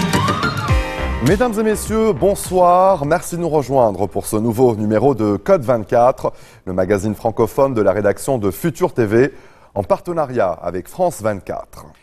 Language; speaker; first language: French; non-native, local second language; Arabic